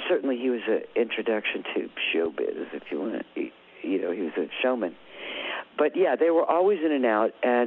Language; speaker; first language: English; native; English